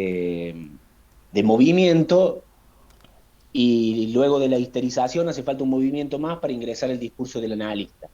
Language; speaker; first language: Spanish; native; Spanish